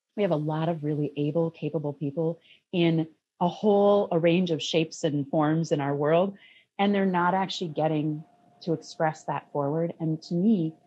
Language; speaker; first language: English; native; English